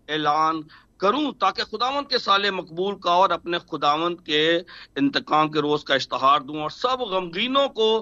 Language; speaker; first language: Urdu; non-native, local second language; Punjabi